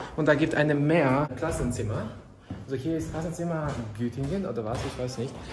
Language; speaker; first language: German; non-native, learner; Serbian